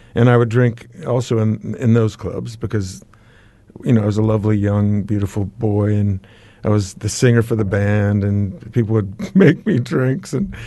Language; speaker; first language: English; native; English